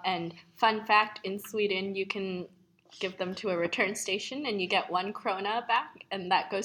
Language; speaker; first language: English; native; English